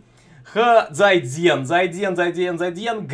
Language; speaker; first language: Chinese; non-native, learner; Russian